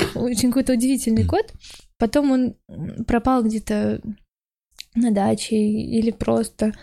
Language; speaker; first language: Russian; native; Russian